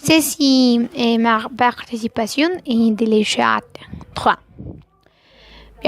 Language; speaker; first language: French; non-native, learner; Spanish